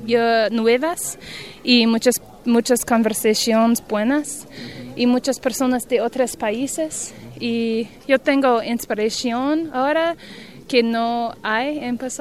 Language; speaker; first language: Spanish; non-native, learner; English